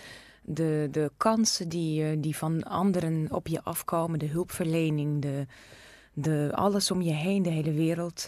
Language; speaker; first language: Dutch; non-native, fluent; Russian